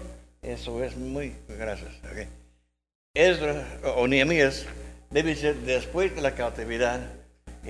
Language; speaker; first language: Spanish; non-native, learner; English